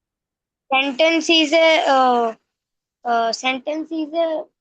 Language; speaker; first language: English; non-native, learner; Hindi